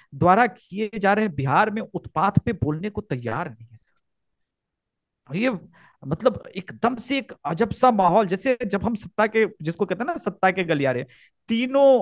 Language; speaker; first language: Hindi; native; Hindi